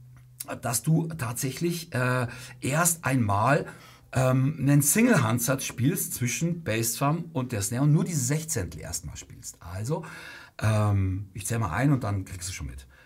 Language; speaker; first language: German; native; German